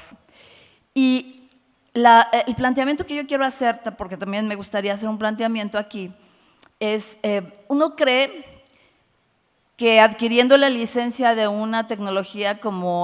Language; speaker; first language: Spanish; native; Spanish